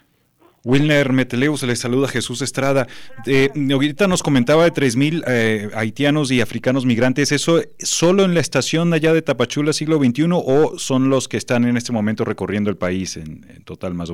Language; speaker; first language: Spanish; native; Spanish